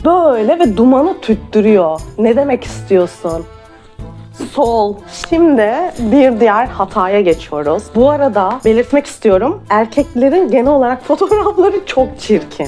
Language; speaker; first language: Turkish; native; Turkish